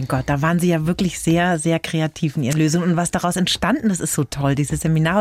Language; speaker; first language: German; native; German